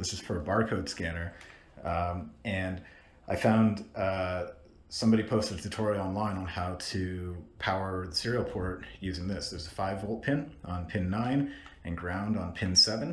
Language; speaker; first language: English; native; English